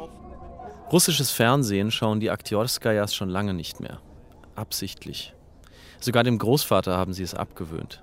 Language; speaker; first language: German; native; German